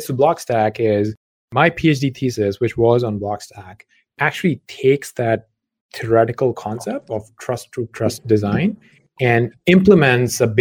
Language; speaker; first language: English; non-native, local second language; Punjabi